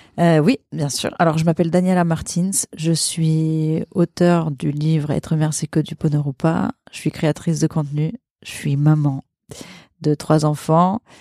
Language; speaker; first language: French; early bilingual, other home language; Portuguese